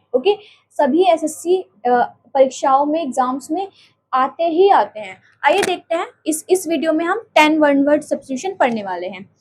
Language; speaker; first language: Hindi; native; Hindi